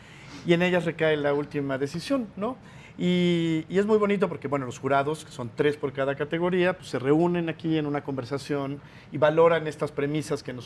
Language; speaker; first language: Spanish; native; Spanish